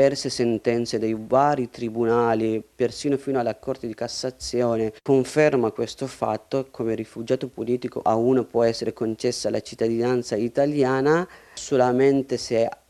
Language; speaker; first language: Italian; non-native, fluent; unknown